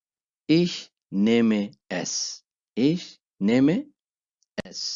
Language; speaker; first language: German; non-native, fluent; Urdu